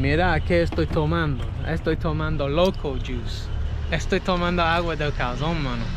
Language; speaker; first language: Spanish; non-native, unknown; English